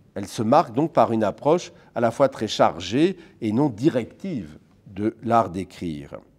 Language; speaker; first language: French; native; French